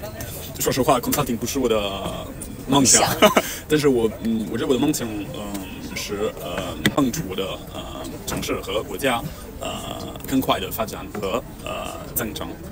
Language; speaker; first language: Chinese; non-native, fluent; Italian